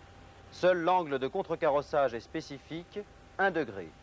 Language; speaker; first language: French; native; French